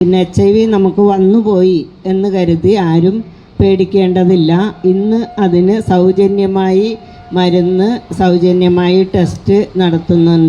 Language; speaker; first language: Malayalam; native; Malayalam